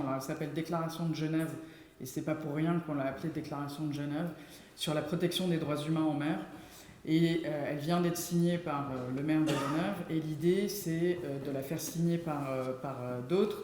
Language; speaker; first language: French; native; French